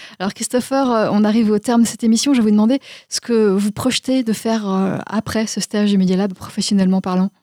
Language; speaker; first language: French; native; French